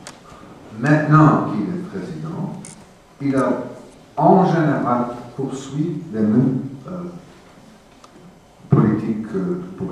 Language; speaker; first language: French; non-native, fluent; English